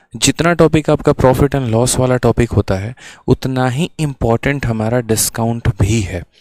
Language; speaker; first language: Hindi; native; Hindi